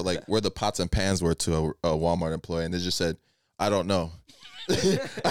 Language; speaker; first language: English; non-native, local second language; Igbo